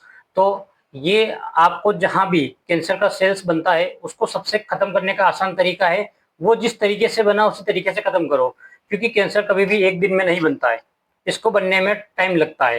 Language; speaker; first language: Hindi; native; Hindi